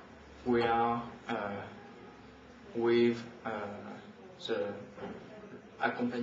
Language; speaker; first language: English; non-native, learner; French